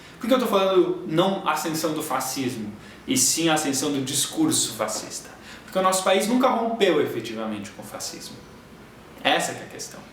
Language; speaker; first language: Portuguese; native; Portuguese